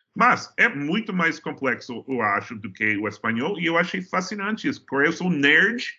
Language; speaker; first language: Portuguese; non-native, fluent; English